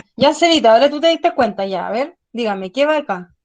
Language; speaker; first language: Spanish; native; Spanish